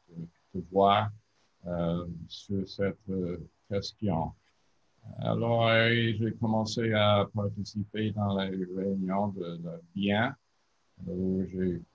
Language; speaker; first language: French; non-native, learner; English